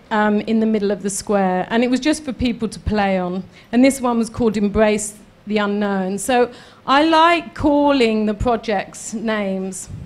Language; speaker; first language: English; native; English